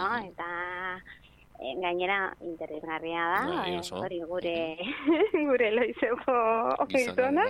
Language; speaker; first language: Basque; non-native, local second language; Spanish